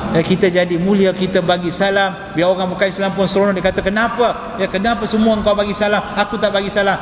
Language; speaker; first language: Malay; non-native, local second language; Tamil